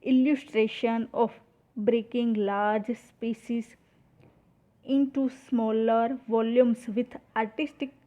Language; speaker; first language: English; non-native, local second language; Gujarati